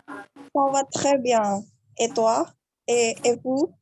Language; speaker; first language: French; non-native, learner; Indonesian